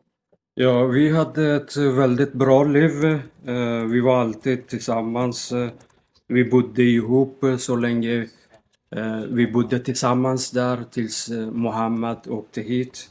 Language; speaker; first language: Swedish; non-native, fluent; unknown